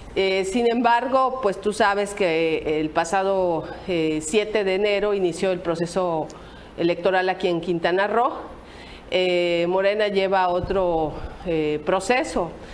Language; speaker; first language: Spanish; native; Spanish